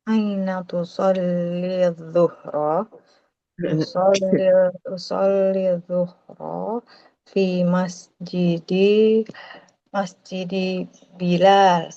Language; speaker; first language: Arabic; non-native, learner; Indonesian